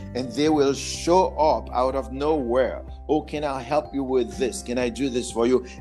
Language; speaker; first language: English; non-native, fluent; Haitian Creole